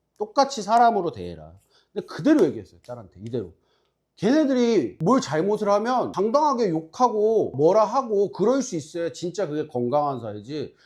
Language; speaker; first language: Korean; native; Korean